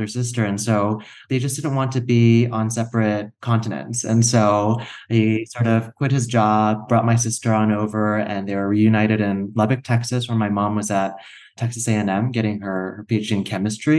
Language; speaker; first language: English; native; English